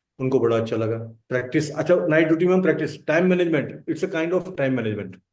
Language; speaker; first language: Hindi; native; Hindi